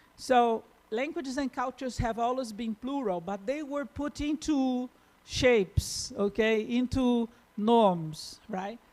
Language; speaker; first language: English; non-native, fluent; Portuguese